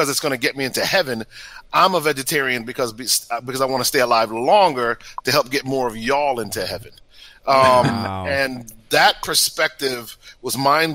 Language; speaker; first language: English; native; English